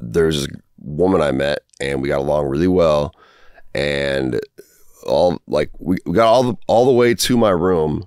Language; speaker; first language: English; native; English